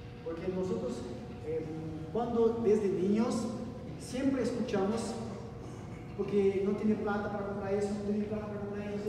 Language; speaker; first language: Spanish; non-native, learner; Portuguese